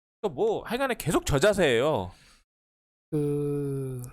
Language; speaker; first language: Korean; native; Korean